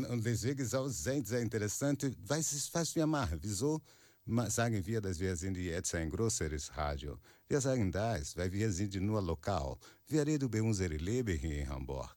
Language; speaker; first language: German; non-native, learner; Portuguese